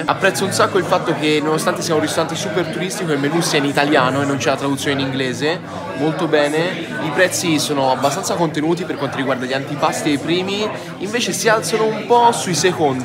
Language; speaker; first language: Italian; native; Italian